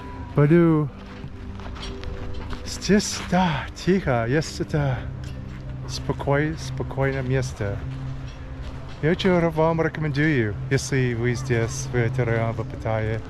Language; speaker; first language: Russian; non-native, learner; English